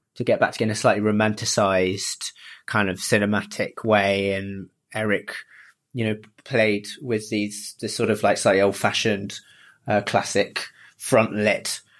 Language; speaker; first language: English; early bilingual, other home language; Japanese